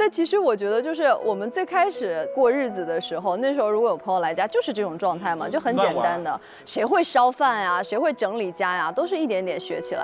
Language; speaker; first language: Chinese; native; Chinese